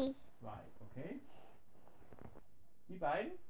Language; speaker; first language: German; native; German